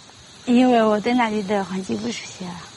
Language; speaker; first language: Chinese; non-native, local second language; Tibetan